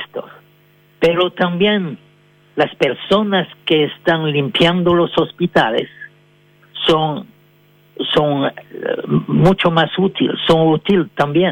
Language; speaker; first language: Spanish; non-native, fluent; French